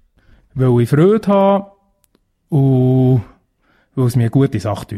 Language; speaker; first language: German; native; German